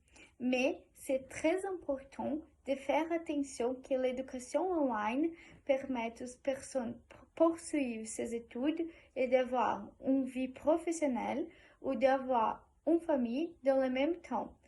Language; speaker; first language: French; non-native, learner; Portuguese